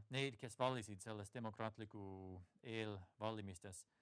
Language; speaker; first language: Estonian; non-native, fluent; English